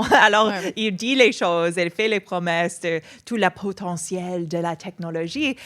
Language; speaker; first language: French; non-native, fluent; English